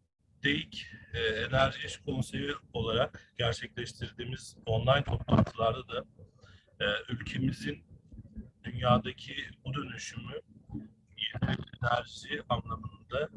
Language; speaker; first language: Turkish; native; Turkish